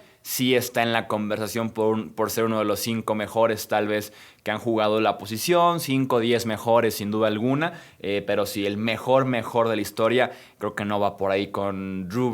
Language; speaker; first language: Spanish; native; Spanish